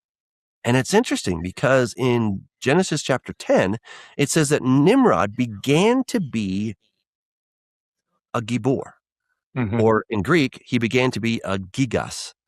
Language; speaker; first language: English; native; English